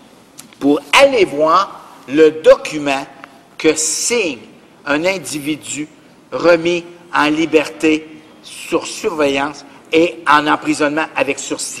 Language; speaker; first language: French; native; French